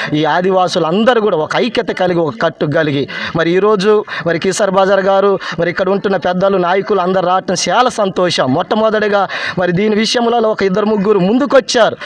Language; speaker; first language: Telugu; non-native, local second language; Koya